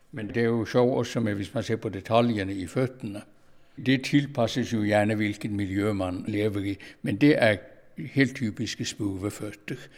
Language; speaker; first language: Norwegian; native; Norwegian